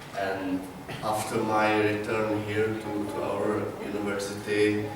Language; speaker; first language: English; non-native, learner; Czech